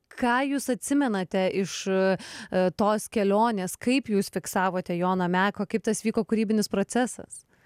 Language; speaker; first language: Lithuanian; native; Lithuanian